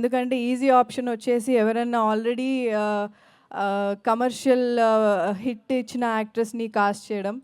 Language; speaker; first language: Telugu; native; Telugu